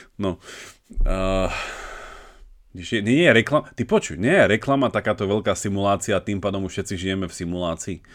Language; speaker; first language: Slovak; native; Slovak